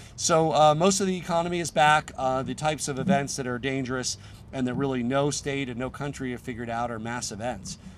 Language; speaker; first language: English; native; English